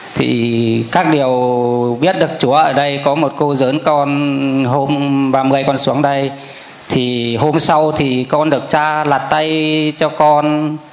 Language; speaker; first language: Vietnamese; non-native, local second language; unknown